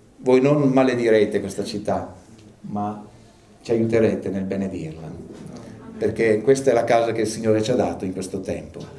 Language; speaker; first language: Italian; early bilingual, other home language; English